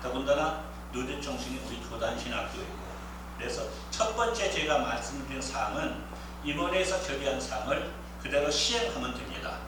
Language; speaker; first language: Korean; native; Korean